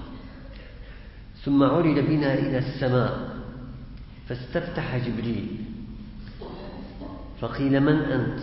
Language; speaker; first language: Arabic; native; Arabic